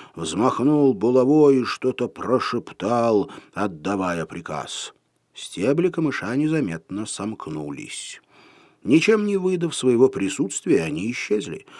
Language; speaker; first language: Russian; native; Russian